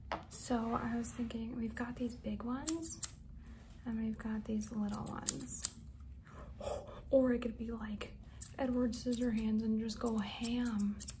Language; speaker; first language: English; native; English